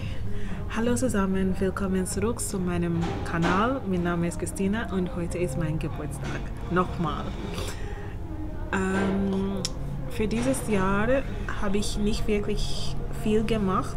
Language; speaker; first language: German; non-native, learner; English